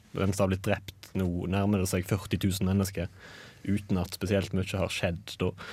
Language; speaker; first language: Norwegian; native; Norwegian